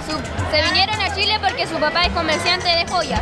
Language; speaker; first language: Spanish; native; Spanish